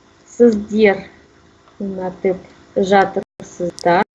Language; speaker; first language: Kazakh; non-native, learner; Russian